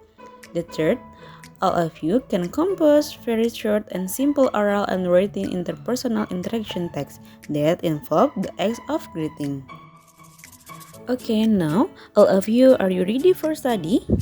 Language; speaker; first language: English; non-native, learner; Indonesian